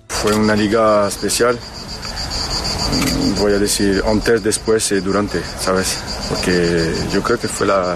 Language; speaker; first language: Spanish; non-native, fluent; French